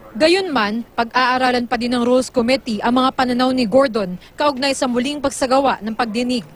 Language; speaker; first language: Filipino; native; Filipino